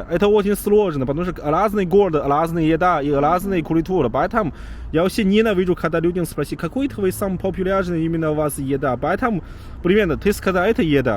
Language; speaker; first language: Russian; non-native, learner; Chinese